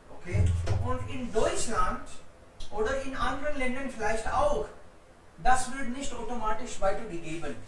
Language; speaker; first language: German; non-native, fluent; Hindi